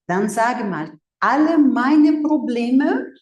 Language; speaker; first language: German; non-native, fluent; Portuguese